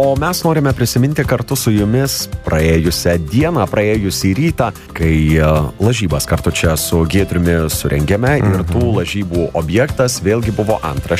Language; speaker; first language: Lithuanian; native; Lithuanian